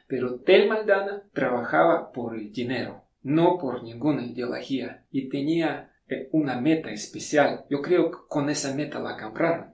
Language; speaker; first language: Spanish; non-native, fluent; Russian